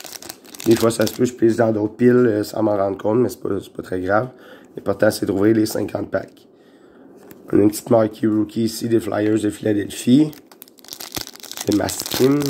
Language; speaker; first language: French; native; French